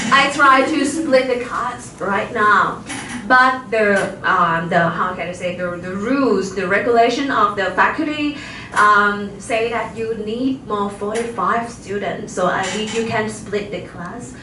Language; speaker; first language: English; non-native, fluent; Thai